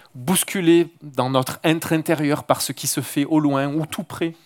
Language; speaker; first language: French; native; French